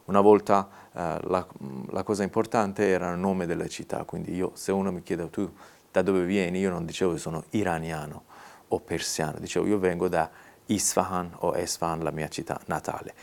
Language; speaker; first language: Italian; non-native, fluent; Persian